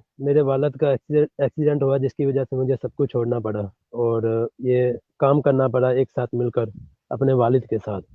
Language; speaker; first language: Urdu; non-native, local second language; Punjabi